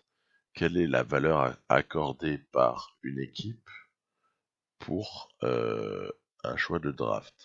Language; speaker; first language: French; native; French